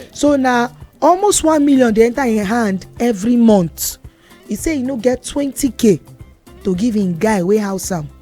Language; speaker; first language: Nigerian Pidgin; native; Nigerian Pidgin